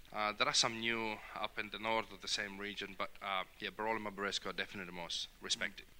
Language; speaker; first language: English; non-native, fluent; Italian